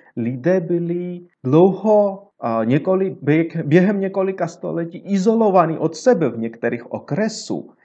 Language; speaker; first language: Czech; non-native, fluent; Georgian